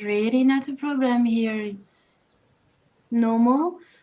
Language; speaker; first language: English; non-native, learner; French